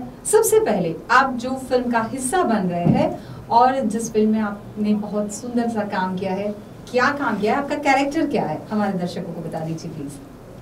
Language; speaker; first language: Hindi; non-native, local second language; Gujarati